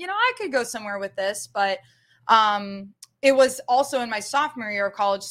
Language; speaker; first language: English; native; English